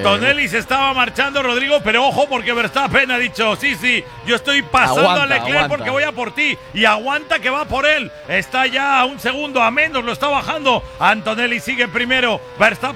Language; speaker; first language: Spanish; native; Spanish